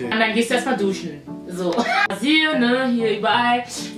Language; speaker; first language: German; native; German